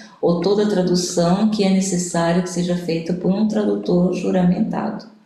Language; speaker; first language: Portuguese; native; Portuguese